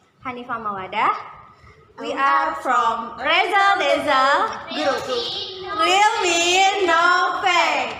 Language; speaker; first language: English; non-native, learner; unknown